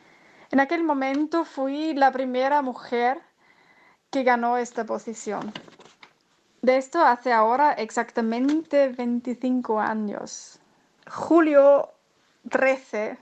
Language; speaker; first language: Spanish; non-native, fluent; German